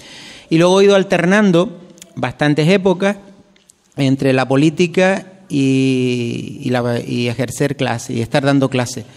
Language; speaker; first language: Spanish; native; Spanish